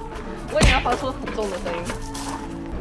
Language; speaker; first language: Chinese; native; Chinese